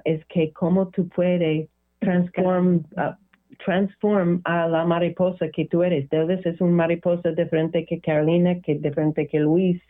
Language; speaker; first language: Spanish; non-native, learner; English